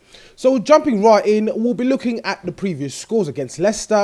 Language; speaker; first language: English; native; English